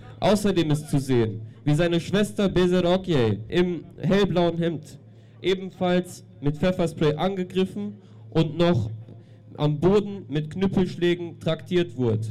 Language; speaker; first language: German; native; German